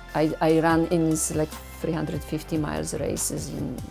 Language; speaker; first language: English; non-native, fluent; Polish